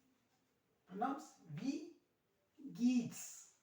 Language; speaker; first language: German; non-native, learner; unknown